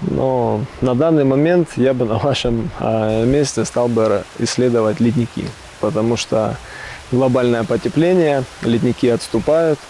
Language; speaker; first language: Russian; native; Russian